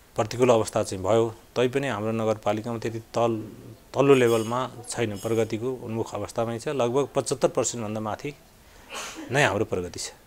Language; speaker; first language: Nepali; native; Nepali